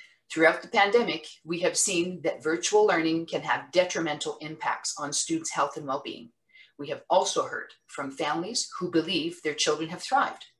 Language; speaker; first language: English; non-native, local second language; French